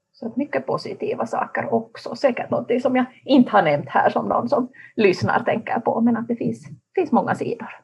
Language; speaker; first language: Swedish; native; Swedish